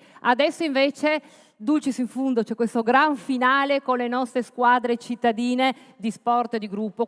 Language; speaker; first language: Italian; native; Italian